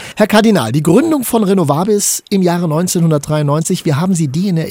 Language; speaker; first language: German; native; German